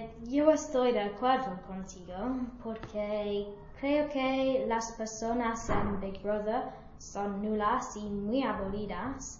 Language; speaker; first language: Spanish; non-native, learner; English